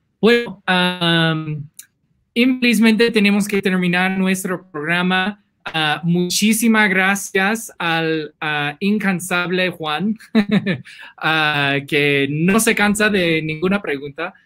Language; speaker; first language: Spanish; non-native, fluent; English